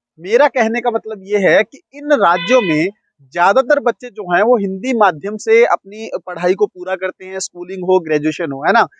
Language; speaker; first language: Hindi; non-native, local second language; Punjabi